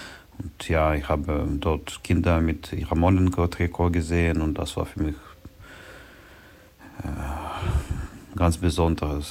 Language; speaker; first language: German; non-native, learner; Ukrainian